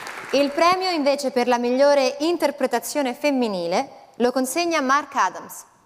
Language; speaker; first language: Italian; native; Italian